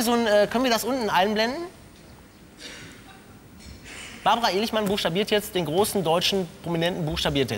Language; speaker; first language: German; native; German